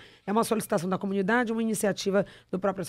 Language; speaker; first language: Portuguese; native; Portuguese